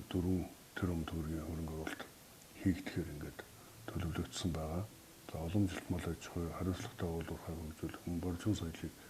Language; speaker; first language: Mongolian; native; Mongolian